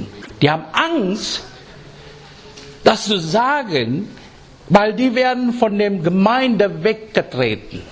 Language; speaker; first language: German; non-native, fluent; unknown